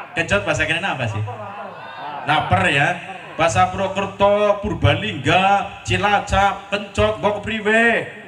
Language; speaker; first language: Indonesian; non-native, local second language; Javanese